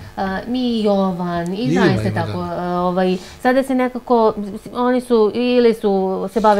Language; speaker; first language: Serbian; native; Serbian